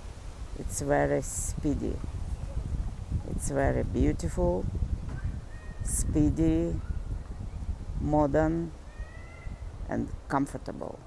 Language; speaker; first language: English; non-native, learner; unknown